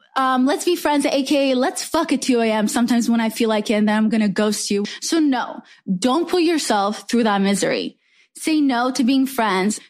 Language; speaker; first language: English; non-native, fluent; Hebrew